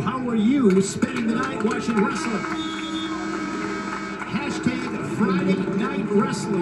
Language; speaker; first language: English; native; English